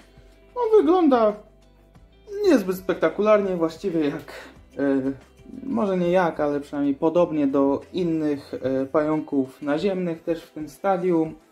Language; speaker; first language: Polish; native; Polish